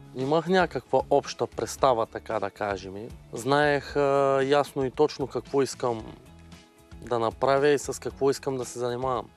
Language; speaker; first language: Bulgarian; native; Bulgarian